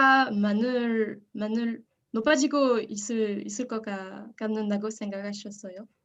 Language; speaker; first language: Korean; non-native, learner; French